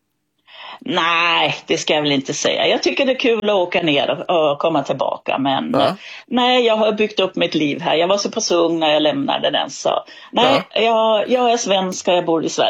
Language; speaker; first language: Swedish; native; Swedish